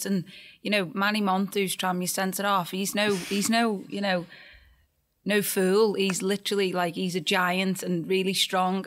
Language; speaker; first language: English; native; English